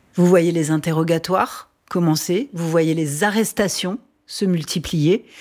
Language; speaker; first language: French; native; French